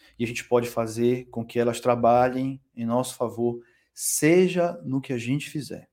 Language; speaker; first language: Portuguese; native; Portuguese